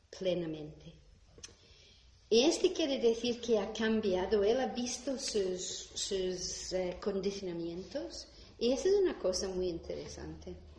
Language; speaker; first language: Spanish; non-native, fluent; English